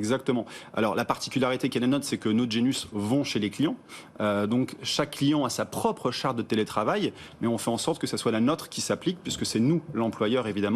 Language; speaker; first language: French; native; French